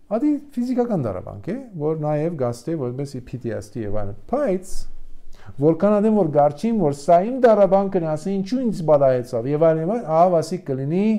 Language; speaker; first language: Armenian; early bilingual, heritage; Armenian